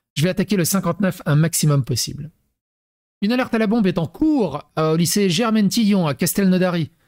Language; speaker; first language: French; native; French